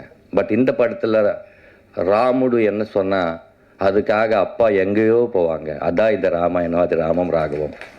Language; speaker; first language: Tamil; non-native, learner; Telugu